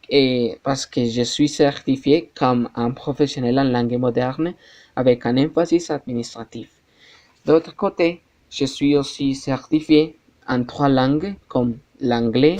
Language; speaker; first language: French; non-native, learner; Spanish